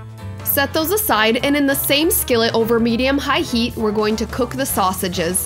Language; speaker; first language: English; native; English